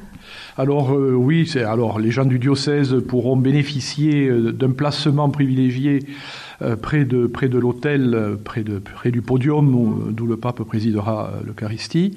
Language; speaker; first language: French; native; French